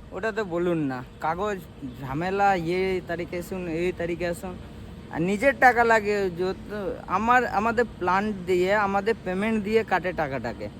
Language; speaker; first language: Bangla; non-native, learner; Hindi